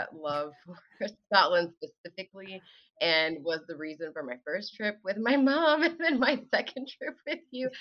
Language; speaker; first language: English; early bilingual, other home language; Arabic